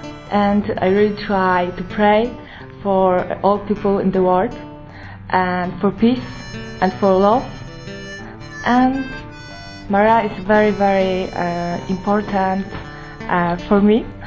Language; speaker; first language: English; non-native, learner; Polish